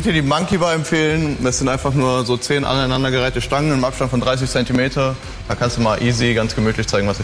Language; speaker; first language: German; native; German